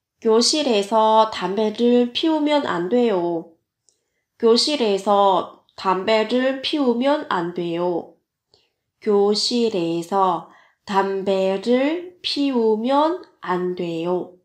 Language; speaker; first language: Korean; non-native, fluent; Vietnamese